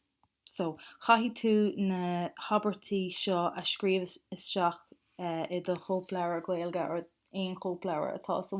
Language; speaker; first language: Irish; non-native, local second language; English